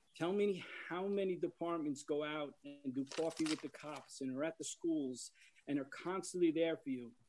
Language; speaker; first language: English; native; English